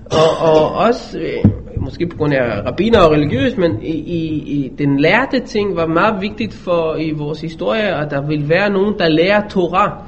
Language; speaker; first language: Danish; non-native, fluent; Hebrew